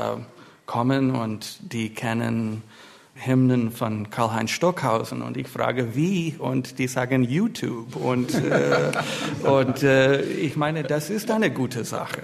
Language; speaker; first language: German; non-native, fluent; English